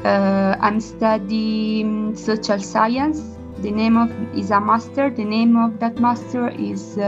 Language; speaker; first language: English; non-native, learner; Italian